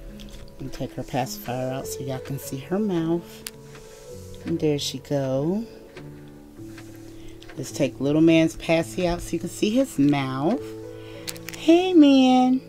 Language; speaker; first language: English; native; English